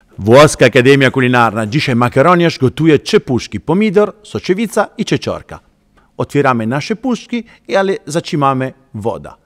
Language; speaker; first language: Polish; non-native, learner; Italian